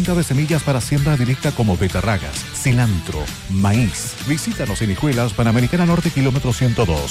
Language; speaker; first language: Spanish; native; Spanish